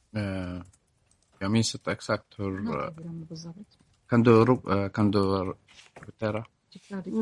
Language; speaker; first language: Swedish; non-native, fluent; Arabic